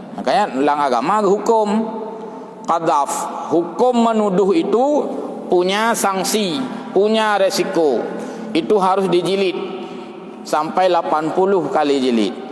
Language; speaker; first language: Malay; non-native, local second language; Achinese